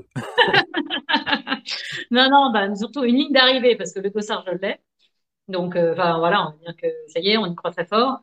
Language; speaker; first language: French; native; French